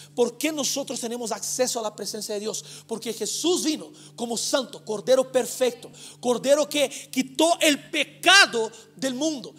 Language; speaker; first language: Spanish; non-native, fluent; Portuguese